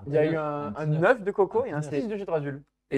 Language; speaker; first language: French; native; French